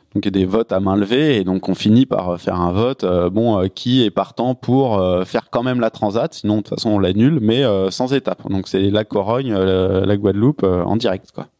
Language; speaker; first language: French; native; French